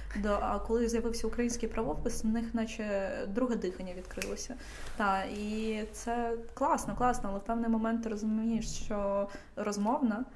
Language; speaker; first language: Ukrainian; non-native, local second language; Russian